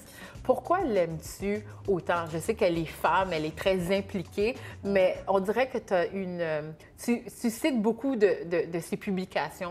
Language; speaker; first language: French; native; French